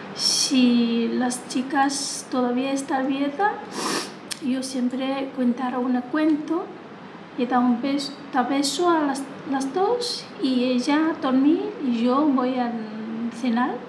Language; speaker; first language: Spanish; non-native, learner; Chinese